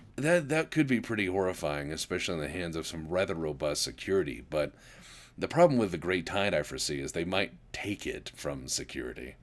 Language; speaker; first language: English; native; English